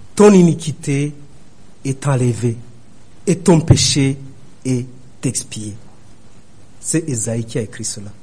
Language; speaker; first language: French; non-native, local second language; Rundi